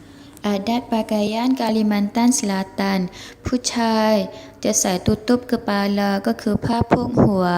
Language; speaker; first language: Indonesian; non-native, learner; Thai